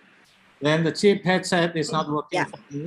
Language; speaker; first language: English; non-native, learner; Indonesian